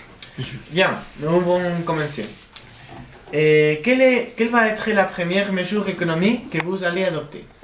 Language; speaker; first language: French; non-native, learner; Spanish